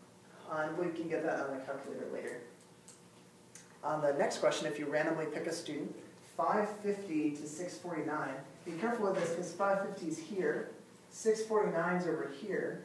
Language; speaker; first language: English; native; English